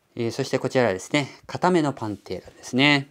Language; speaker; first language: Japanese; native; Japanese